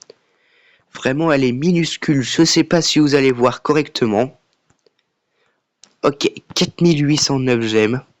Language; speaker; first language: French; native; French